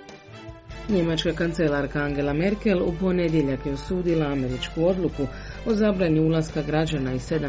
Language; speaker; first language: Croatian; native; Croatian